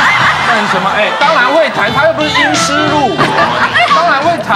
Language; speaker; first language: Chinese; native; Chinese